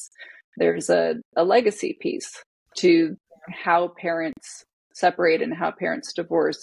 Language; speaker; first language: English; native; English